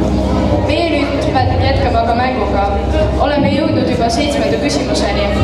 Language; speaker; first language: Estonian; native; Estonian